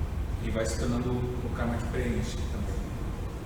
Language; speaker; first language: Portuguese; native; Portuguese